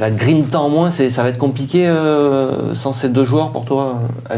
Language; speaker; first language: French; native; French